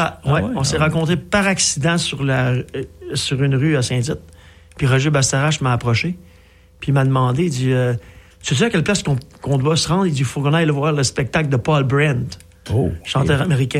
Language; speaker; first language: French; native; French